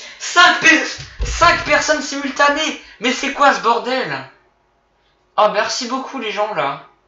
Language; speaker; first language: French; native; French